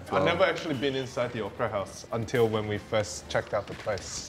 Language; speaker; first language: English; early bilingual, other home language; Korean